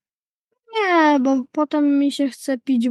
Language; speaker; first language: Polish; early bilingual, heritage; Polish